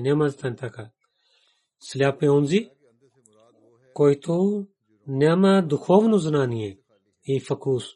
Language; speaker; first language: Bulgarian; non-native, learner; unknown